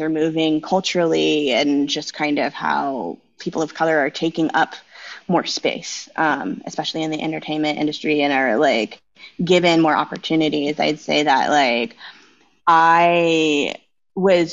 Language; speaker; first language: English; native; English